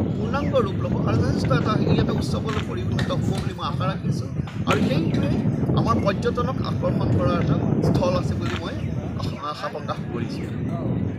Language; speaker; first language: Assamese; native; Assamese